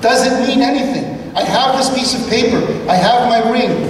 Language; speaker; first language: English; early bilingual, other home language; Spanish